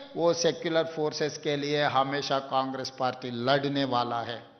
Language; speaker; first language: Hindi; non-native, local second language; Telugu